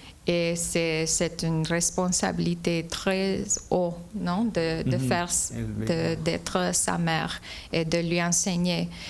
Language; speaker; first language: French; non-native, fluent; English